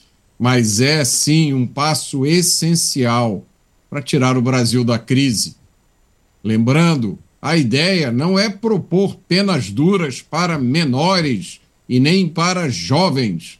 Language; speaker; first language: Portuguese; native; Portuguese